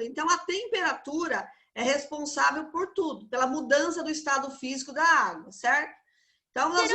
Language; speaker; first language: Portuguese; native; Portuguese